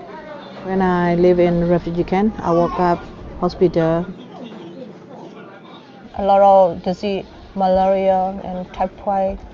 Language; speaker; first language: English; non-native, learner; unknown